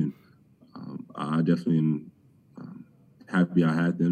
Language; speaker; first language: English; native; English